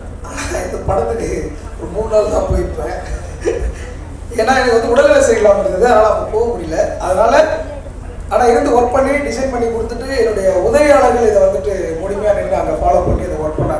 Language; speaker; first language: Tamil; native; Tamil